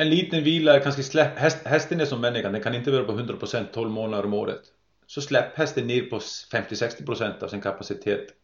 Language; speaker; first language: Swedish; non-native, fluent; Icelandic